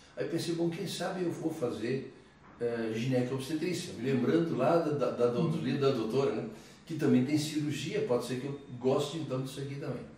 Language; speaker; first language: Portuguese; early bilingual, other home language; Italian